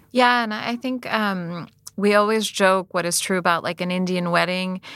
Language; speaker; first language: English; native; English